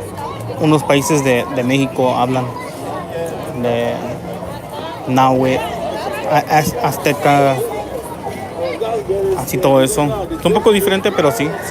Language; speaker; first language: Spanish; early bilingual, heritage; Spanish